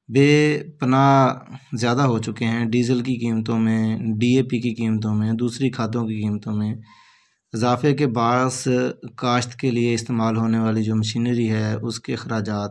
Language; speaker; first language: Urdu; non-native, local second language; Punjabi